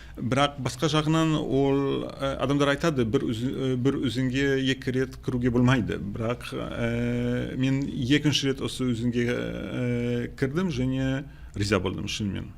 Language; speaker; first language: Kazakh; non-native, fluent; Polish